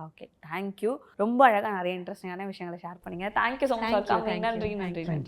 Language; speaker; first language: Tamil; native; Tamil